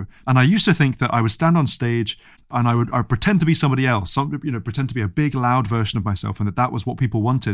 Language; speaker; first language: English; native; English